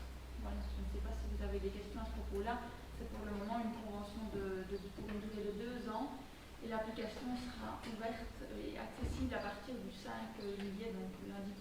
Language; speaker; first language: French; native; French